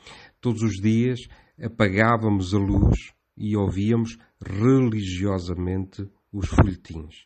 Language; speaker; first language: Portuguese; native; Portuguese